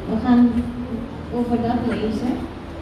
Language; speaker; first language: Dutch; non-native, fluent; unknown